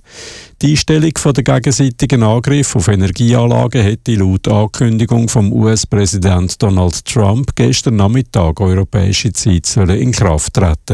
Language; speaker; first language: German; native; German